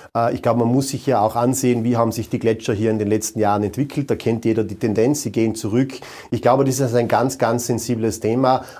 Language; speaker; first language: German; native; German